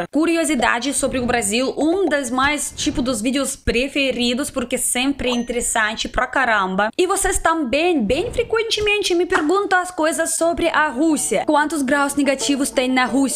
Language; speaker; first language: Portuguese; non-native, learner; Russian